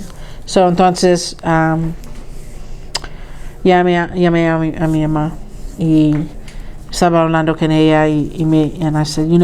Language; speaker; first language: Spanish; early bilingual, heritage; Spanish